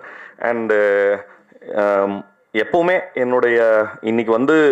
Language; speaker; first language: Tamil; native; Tamil